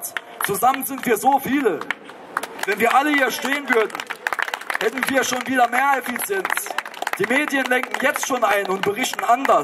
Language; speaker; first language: German; native; German